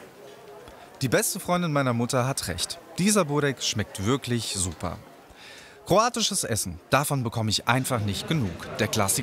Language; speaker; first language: German; early bilingual, other home language; Croatian